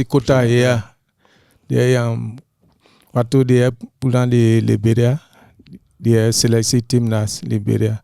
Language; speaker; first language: Indonesian; non-native, fluent; English